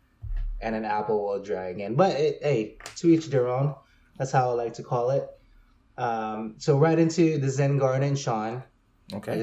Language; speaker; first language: English; native; English